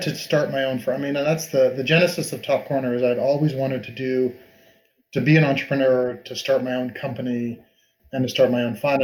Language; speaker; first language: English; native; English